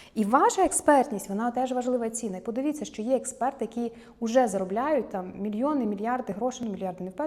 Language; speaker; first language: Ukrainian; native; Ukrainian